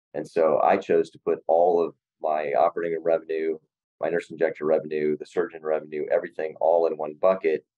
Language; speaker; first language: English; native; English